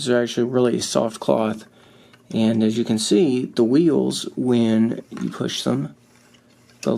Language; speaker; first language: English; native; English